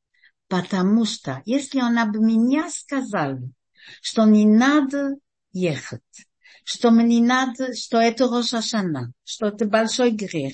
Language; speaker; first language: Russian; early bilingual, heritage; Russian